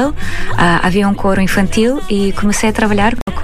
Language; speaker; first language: Portuguese; non-native, fluent; Belarusian